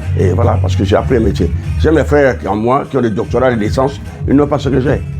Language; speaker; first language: French; non-native, local second language; Lingala